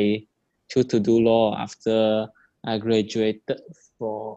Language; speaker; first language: English; non-native, local second language; Chinese